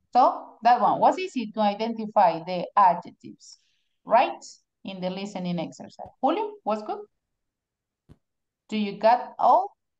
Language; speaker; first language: English; non-native, fluent; Spanish